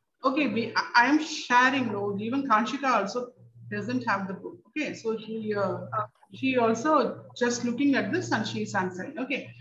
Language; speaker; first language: English; non-native, local second language; Tamil